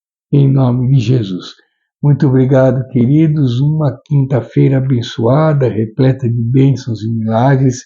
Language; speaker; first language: Portuguese; native; Portuguese